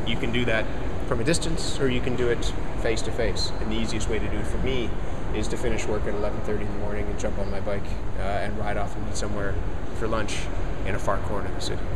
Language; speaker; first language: English; native; English